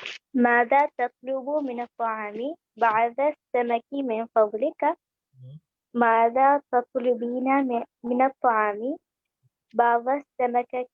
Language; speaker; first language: Arabic; non-native, learner; Urdu